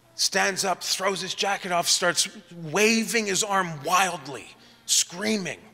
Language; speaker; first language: English; native; English